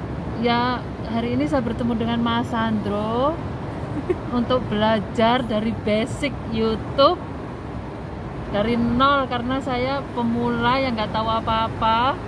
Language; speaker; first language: Indonesian; non-native, local second language; Javanese